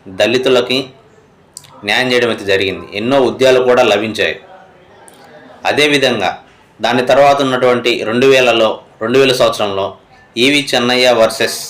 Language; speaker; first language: Telugu; native; Telugu